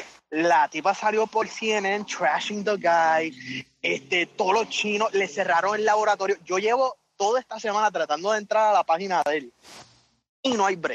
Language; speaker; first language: Spanish; native; Spanish